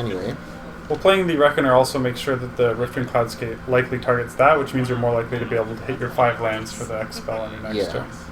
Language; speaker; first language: English; native; English